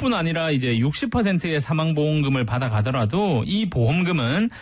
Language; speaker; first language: Korean; native; Korean